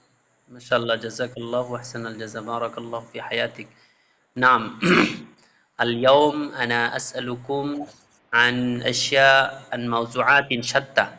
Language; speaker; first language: Arabic; non-native, fluent; Bangla